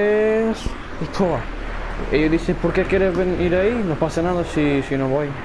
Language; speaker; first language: Spanish; non-native, learner; English